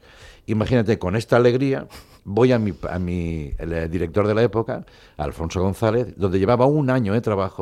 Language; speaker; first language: Spanish; non-native, local second language; Catalan